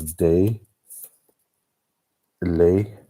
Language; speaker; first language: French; non-native, learner; English